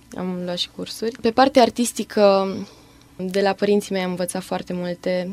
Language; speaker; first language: Romanian; native; Romanian